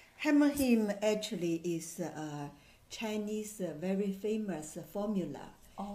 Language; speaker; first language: English; non-native, learner; Chinese